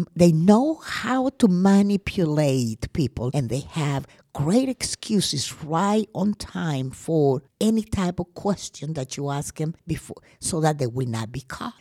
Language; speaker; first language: English; non-native, fluent; Spanish